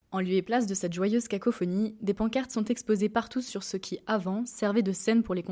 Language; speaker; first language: French; native; French